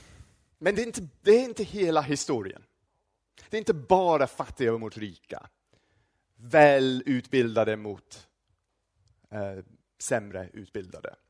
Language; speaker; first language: Swedish; non-native, fluent; English